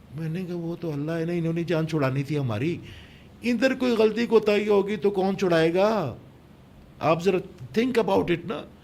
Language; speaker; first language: Urdu; non-native, local second language; Pashto